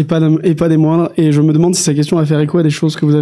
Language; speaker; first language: French; native; French